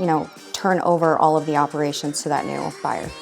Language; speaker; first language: English; native; English